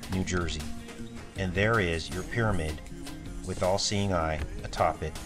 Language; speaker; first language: English; native; English